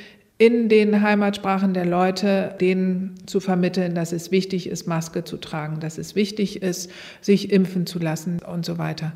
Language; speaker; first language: German; native; German